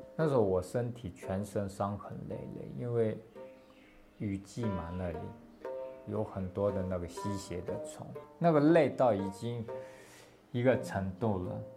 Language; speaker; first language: Chinese; non-native, local second language; Tibetan